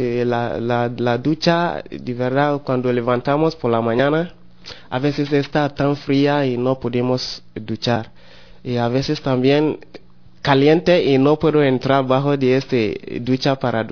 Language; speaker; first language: Spanish; non-native, learner; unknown